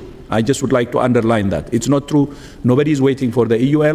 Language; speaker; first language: English; non-native, fluent; Tigrinya